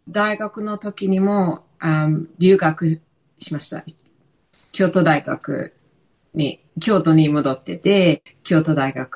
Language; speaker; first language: Japanese; non-native, fluent; English